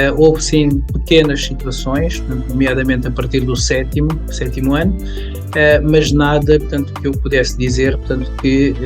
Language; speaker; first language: Portuguese; early bilingual, other home language; Kabuverdianu